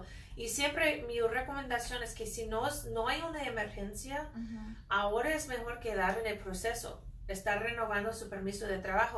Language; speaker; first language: Spanish; non-native, fluent; English